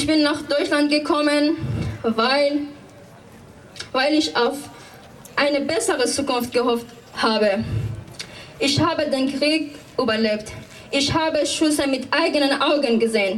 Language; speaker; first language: German; non-native, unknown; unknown